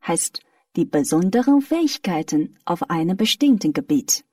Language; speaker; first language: German; non-native, fluent; Chinese